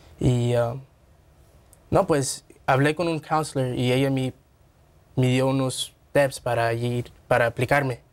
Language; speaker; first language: Spanish; early bilingual, heritage; Spanish